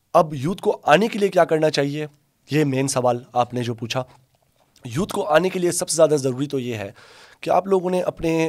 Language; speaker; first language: Urdu; non-native, local second language; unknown